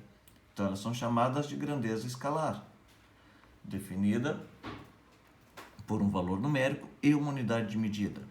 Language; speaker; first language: Portuguese; native; Portuguese